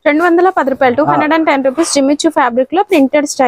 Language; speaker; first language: Telugu; native; Telugu